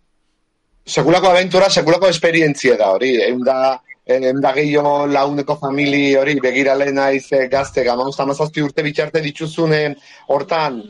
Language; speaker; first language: Basque; native; Basque